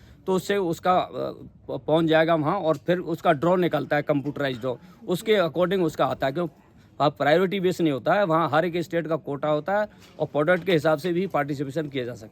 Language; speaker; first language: Hindi; native; Hindi